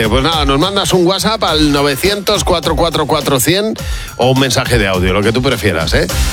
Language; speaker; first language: Spanish; native; Spanish